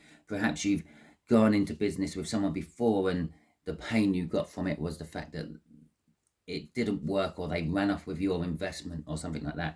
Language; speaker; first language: English; native; English